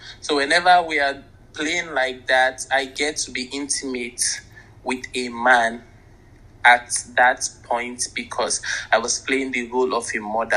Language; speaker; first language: English; non-native, local second language; Igbo